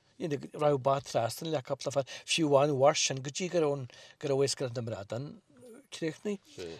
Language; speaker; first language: Irish; native; Irish